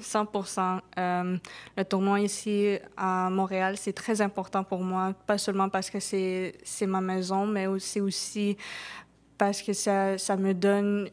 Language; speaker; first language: French; non-native, local second language; English